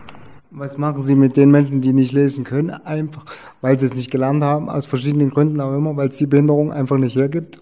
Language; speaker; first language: German; native; German